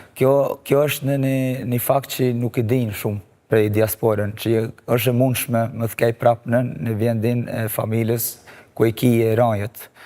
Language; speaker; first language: Albanian; early bilingual, heritage; Albanian